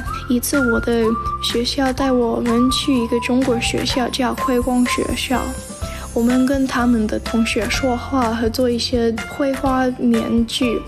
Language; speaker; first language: Chinese; non-native, learner; English